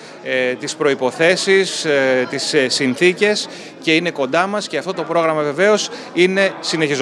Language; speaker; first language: Greek; native; Greek